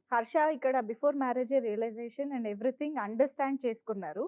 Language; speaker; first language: Telugu; native; Telugu